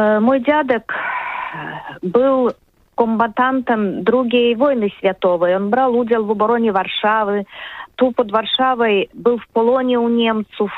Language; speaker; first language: Polish; non-native, learner; Russian